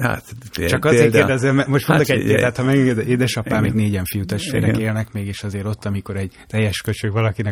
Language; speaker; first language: Hungarian; native; Hungarian